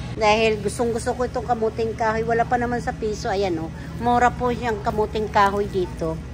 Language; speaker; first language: Filipino; non-native, local second language; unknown